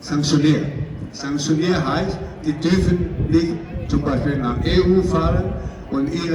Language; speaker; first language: German; non-native, fluent; Cantonese